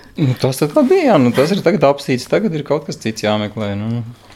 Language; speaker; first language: Latvian; native; Latvian